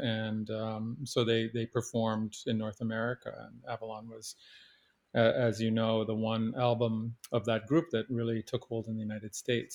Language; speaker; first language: English; native; English